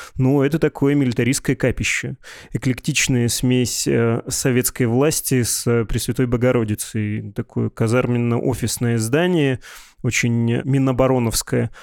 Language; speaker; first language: Russian; native; Russian